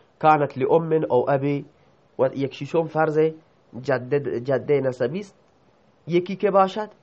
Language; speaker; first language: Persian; non-native, local second language; Baluchi